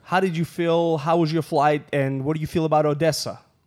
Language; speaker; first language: English; non-native, fluent; Russian